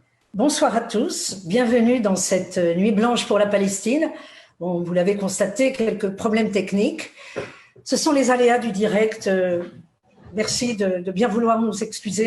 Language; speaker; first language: French; native; French